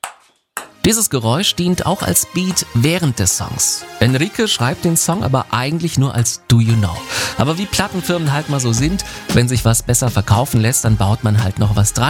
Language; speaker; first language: German; native; German